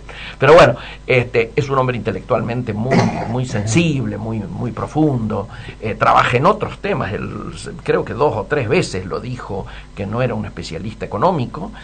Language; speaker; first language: Spanish; native; Spanish